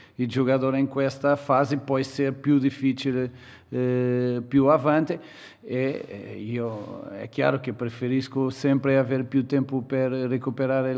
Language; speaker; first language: Italian; non-native, learner; Portuguese